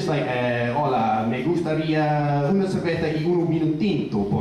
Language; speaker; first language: Spanish; non-native, learner; English